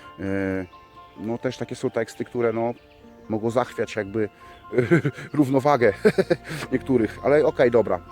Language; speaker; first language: Polish; native; Polish